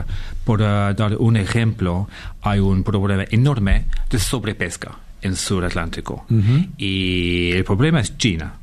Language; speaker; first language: Spanish; non-native, fluent; English